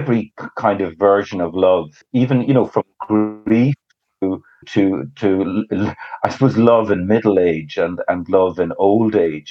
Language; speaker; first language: English; native; English